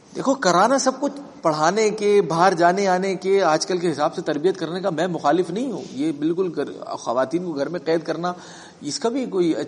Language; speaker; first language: Urdu; native; Urdu